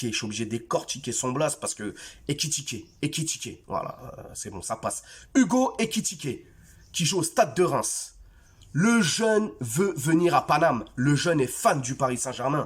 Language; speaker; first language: French; native; French